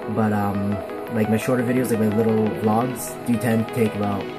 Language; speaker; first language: English; native; English